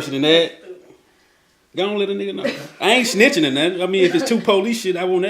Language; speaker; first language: English; native; English